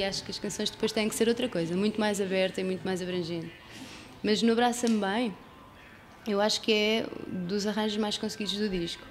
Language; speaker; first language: Portuguese; native; Portuguese